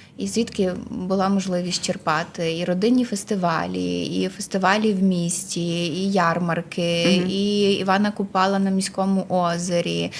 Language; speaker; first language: Ukrainian; native; Ukrainian